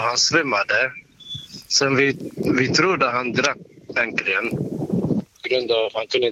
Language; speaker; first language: Swedish; non-native, learner; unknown